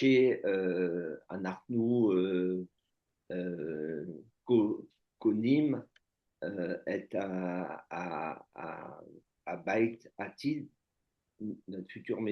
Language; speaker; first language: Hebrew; non-native, learner; French